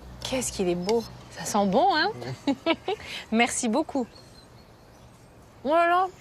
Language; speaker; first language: French; native; French